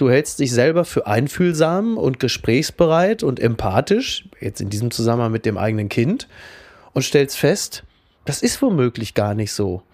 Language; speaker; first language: German; native; German